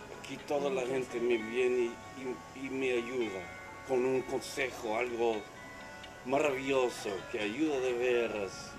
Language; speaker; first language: Spanish; non-native, learner; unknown